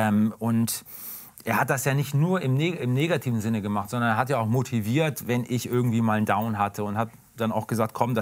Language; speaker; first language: German; native; German